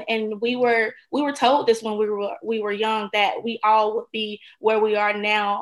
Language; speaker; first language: English; native; English